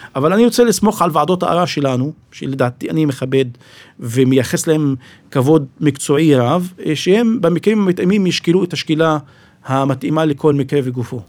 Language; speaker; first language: Hebrew; non-native, local second language; Arabic